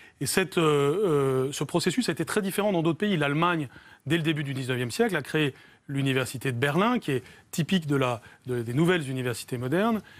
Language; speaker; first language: French; native; French